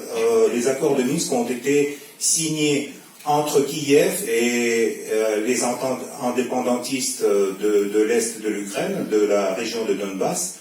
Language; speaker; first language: French; non-native, fluent; Russian